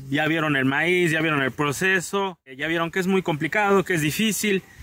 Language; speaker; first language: Spanish; non-native, local second language; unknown